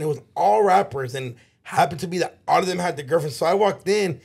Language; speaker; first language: English; early bilingual, other home language; Spanish